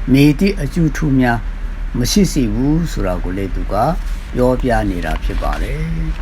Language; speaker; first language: Burmese; non-native, local second language; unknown